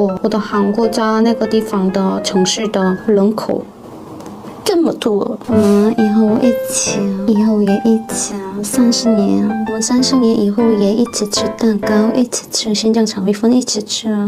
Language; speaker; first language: Chinese; non-native, learner; Korean